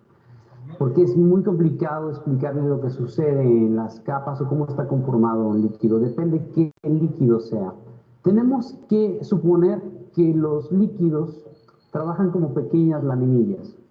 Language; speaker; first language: Spanish; native; Spanish